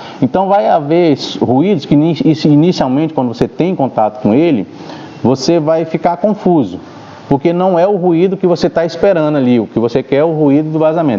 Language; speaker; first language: Portuguese; native; Portuguese